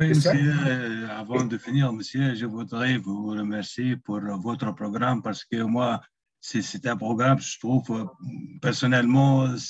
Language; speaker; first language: French; non-native, local second language; Arabic